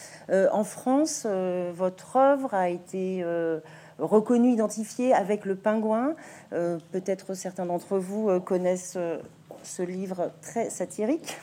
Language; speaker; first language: French; native; French